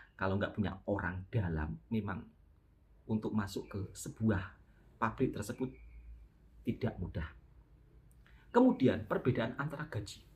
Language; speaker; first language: Indonesian; native; Indonesian